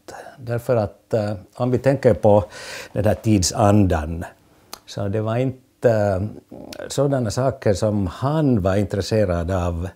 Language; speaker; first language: Swedish; non-native, fluent; Finnish